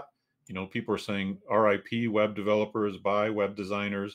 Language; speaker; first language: English; native; English